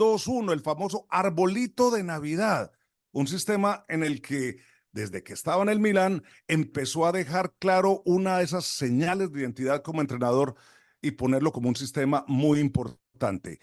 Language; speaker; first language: Spanish; native; Spanish